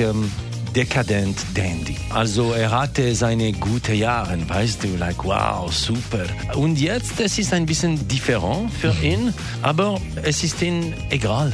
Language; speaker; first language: German; non-native, local second language; French